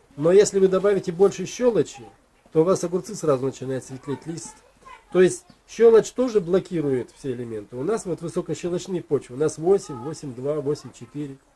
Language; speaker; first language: Russian; native; Russian